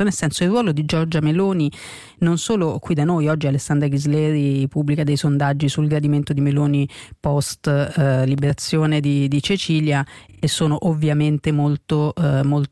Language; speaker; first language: Italian; native; Italian